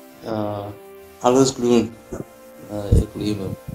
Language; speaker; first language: German; non-native, learner; English